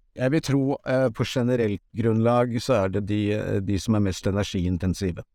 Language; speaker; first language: Norwegian; native; Norwegian